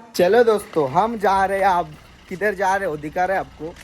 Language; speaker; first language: Hindi; non-native, local second language; Marathi